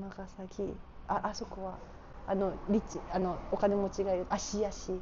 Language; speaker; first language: Japanese; native; Japanese